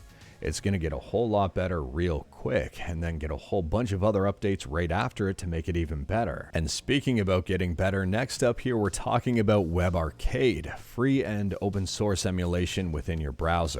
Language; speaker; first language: English; native; English